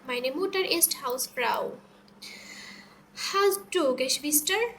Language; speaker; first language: German; non-native, learner; Bangla